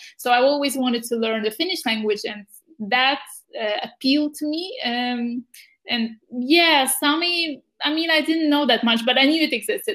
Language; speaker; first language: English; non-native, fluent; Ukrainian